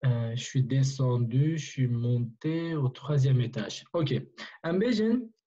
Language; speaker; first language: French; non-native, fluent; Kurdish